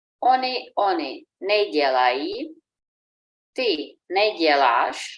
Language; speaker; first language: Czech; non-native, fluent; Ukrainian